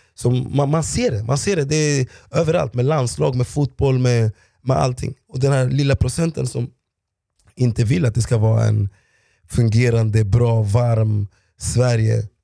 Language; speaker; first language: Swedish; early bilingual, other home language; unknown